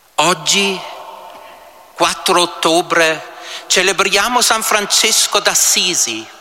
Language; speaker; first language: Italian; non-native, local second language; German